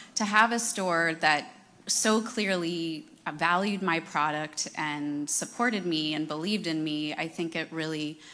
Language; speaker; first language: English; native; English